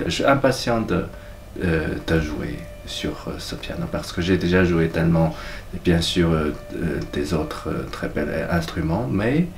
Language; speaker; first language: French; non-native, fluent; Chinese